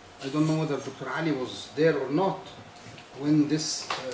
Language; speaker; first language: English; non-native, fluent; Arabic